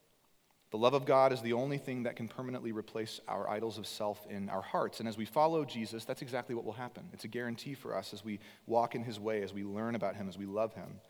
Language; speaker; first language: English; native; English